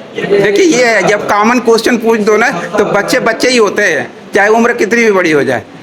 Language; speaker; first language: Hindi; native; Hindi